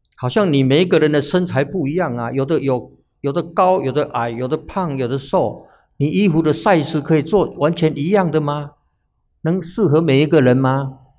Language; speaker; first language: Chinese; native; Chinese